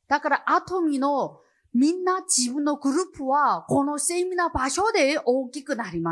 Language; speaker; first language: Japanese; non-native, fluent; Chinese